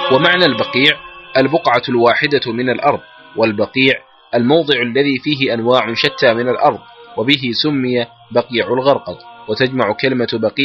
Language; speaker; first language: Arabic; native; Arabic